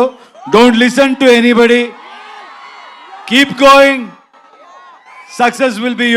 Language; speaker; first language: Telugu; non-native, learner; Kannada